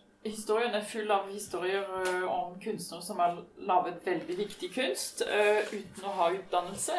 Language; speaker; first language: Norwegian; non-native, fluent; French